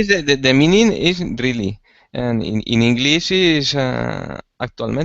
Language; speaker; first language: English; non-native, learner; Spanish